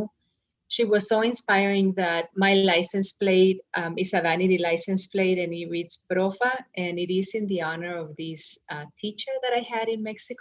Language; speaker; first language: English; non-native, fluent; Spanish